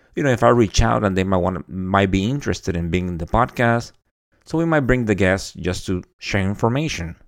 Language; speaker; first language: English; non-native, fluent; Spanish